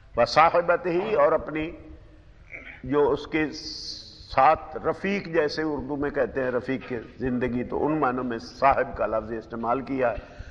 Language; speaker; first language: Urdu; non-native, local second language; Punjabi